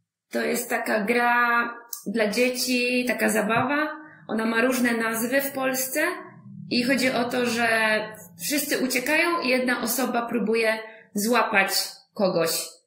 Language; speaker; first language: Polish; native; Polish